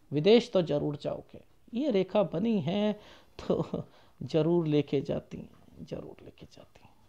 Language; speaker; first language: Hindi; native; Hindi